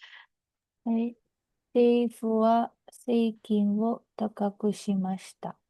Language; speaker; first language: Japanese; non-native, learner; Filipino